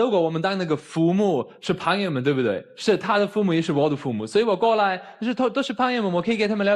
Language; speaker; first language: Chinese; non-native, fluent; German